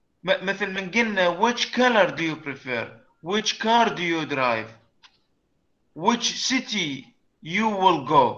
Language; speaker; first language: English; non-native, learner; Arabic